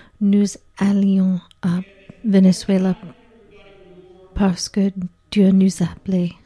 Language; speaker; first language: French; non-native, learner; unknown